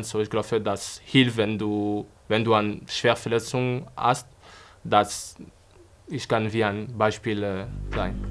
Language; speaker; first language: German; non-native, fluent; French